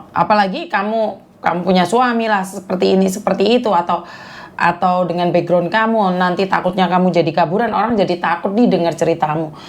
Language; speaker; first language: Indonesian; native; Indonesian